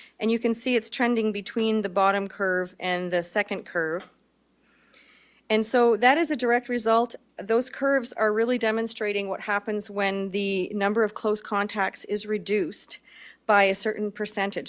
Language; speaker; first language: English; native; English